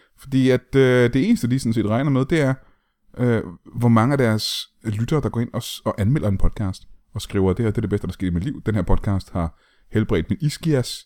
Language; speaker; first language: Danish; native; Danish